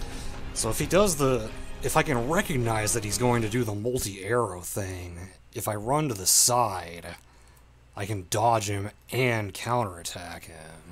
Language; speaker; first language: English; native; English